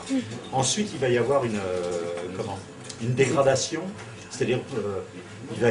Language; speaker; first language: French; native; French